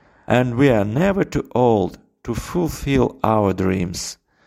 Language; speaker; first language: English; non-native, fluent; Russian